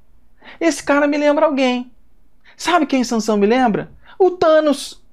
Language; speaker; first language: Portuguese; native; Portuguese